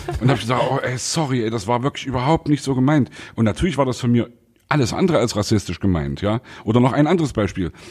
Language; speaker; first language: German; native; German